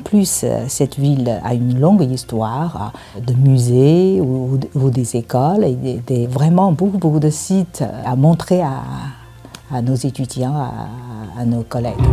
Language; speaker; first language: French; non-native, fluent; Chinese